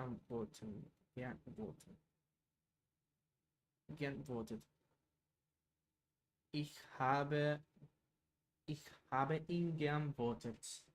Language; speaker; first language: German; non-native, learner; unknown